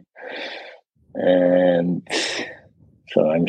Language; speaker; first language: English; non-native, fluent; Dutch